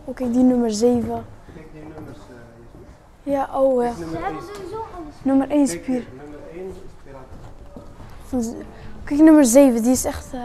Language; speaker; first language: Dutch; early bilingual, other home language; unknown